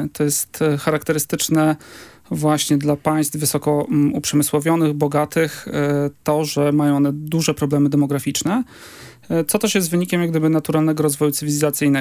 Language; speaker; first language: Polish; native; Polish